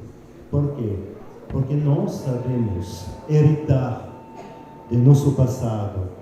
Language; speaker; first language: Portuguese; non-native, fluent; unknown